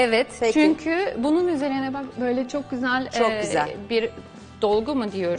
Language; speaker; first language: Turkish; non-native, fluent; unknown